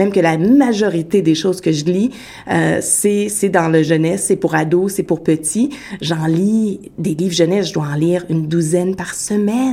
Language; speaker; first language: French; native; French